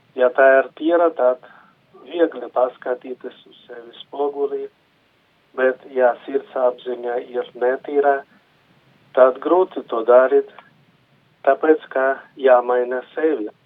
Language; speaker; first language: Latvian; non-native, local second language; Russian